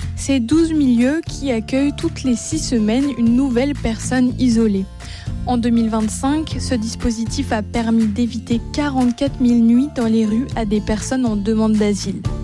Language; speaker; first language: French; native; French